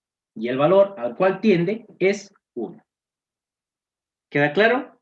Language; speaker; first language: Spanish; native; Spanish